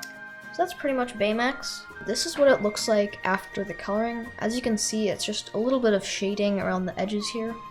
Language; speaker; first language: English; native; English